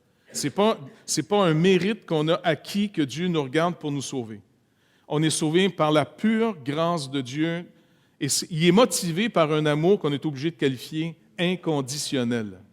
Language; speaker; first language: French; native; French